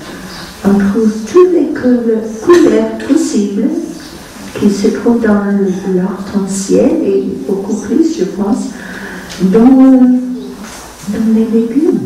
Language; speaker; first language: French; non-native, fluent; Vietnamese